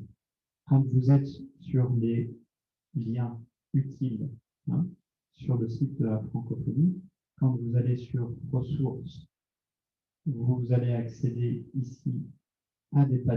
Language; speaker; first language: French; native; French